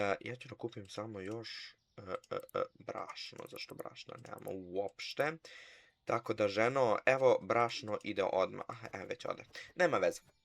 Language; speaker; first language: Bosnian; early bilingual, heritage; Bosnian